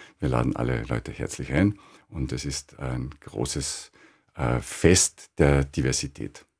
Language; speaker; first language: German; native; German